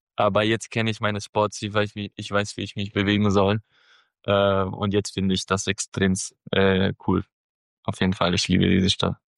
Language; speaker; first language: German; non-native, fluent; Spanish